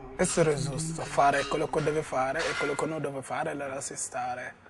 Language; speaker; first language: Italian; non-native, fluent; Wolof